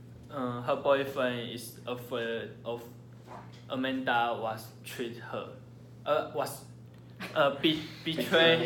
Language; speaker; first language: English; non-native, learner; Chinese